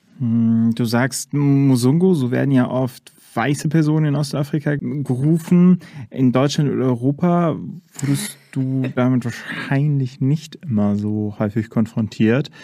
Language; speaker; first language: German; native; German